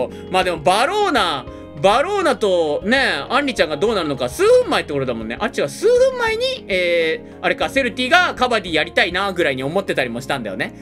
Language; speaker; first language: Japanese; native; Japanese